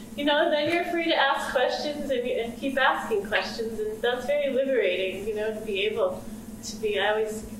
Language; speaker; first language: English; native; English